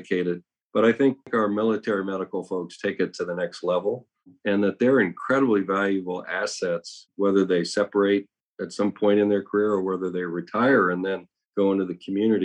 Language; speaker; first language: English; native; English